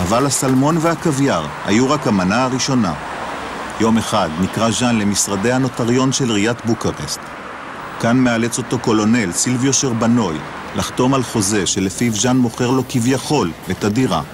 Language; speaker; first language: Hebrew; native; Hebrew